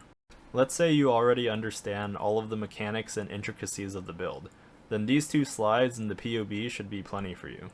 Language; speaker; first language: English; native; English